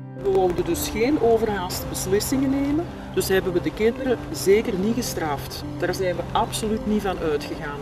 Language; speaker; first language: Dutch; native; Dutch